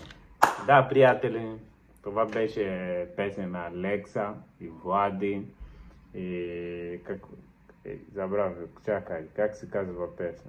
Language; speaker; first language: Bulgarian; non-native, learner; Portuguese